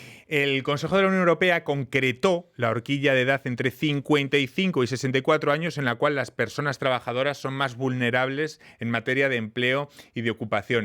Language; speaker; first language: Spanish; native; Spanish